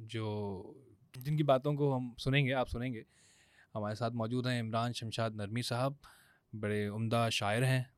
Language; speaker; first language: Urdu; native; Urdu